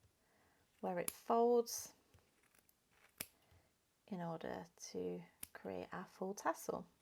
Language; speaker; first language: English; native; English